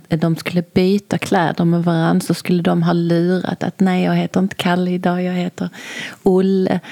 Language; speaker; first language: Swedish; native; Swedish